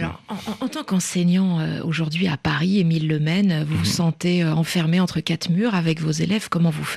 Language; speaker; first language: French; native; French